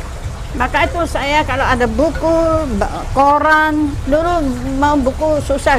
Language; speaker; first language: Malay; non-native, local second language; Min Nan Chinese